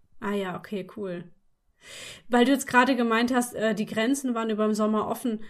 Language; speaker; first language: German; native; German